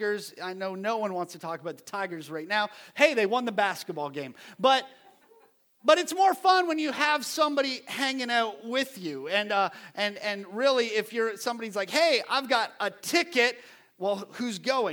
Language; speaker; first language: English; native; English